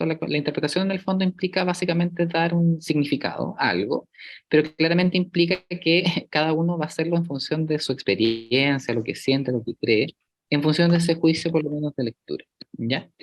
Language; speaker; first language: Spanish; native; Spanish